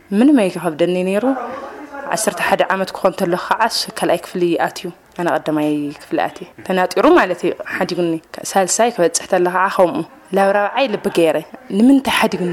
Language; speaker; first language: Tigrinya; native; Tigrinya